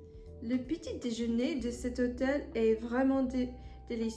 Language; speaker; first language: French; non-native, fluent; English